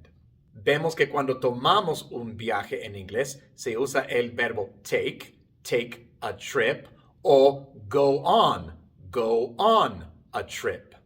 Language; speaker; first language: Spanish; non-native, fluent; English